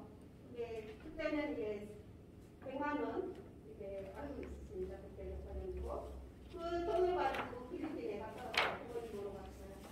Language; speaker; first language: Korean; non-native, fluent; Filipino